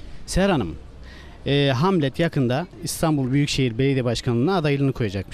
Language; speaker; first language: Turkish; native; Turkish